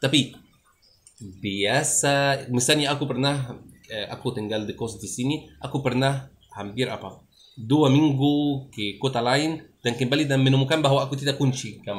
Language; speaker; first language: Indonesian; non-native, learner; French